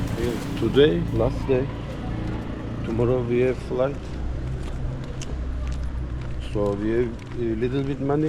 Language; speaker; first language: English; non-native, learner; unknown